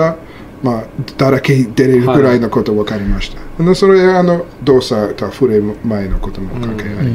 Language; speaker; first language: Japanese; non-native, learner; English